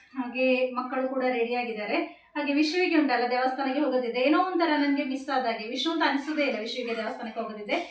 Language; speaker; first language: Kannada; native; Kannada